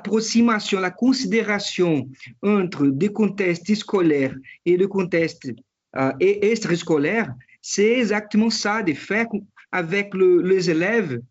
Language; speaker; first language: French; non-native, fluent; Portuguese